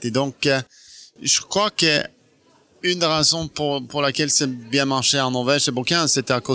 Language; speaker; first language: French; non-native, fluent; Norwegian